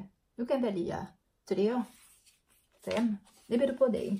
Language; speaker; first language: Swedish; non-native, learner; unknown